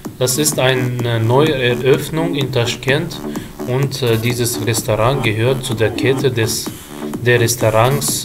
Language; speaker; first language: German; non-native, fluent; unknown